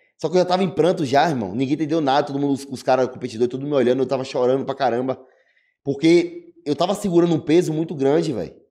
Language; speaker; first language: Portuguese; native; Portuguese